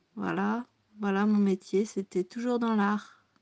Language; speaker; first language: French; native; French